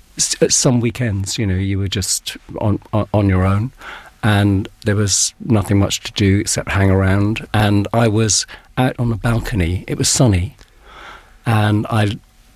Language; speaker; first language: English; native; English